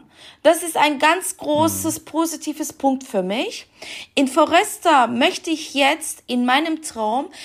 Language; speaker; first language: German; non-native, fluent; Turkish